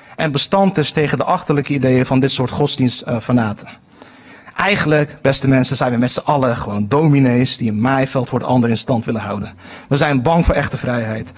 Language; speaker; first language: Dutch; early bilingual, other home language; Turkish